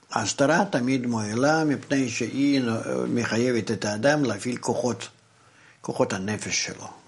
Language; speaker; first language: Hebrew; non-native, fluent; Russian